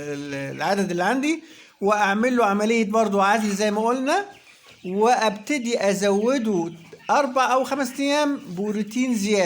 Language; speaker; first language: Arabic; native; Arabic